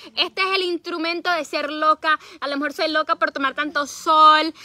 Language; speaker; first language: Spanish; early bilingual, heritage; Spanish